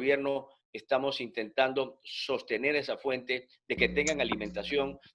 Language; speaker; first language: Spanish; native; Spanish